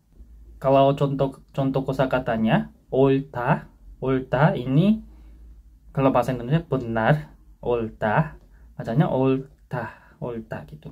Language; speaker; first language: Indonesian; non-native, fluent; Korean